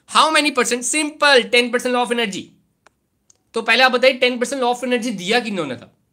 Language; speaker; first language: Hindi; native; Hindi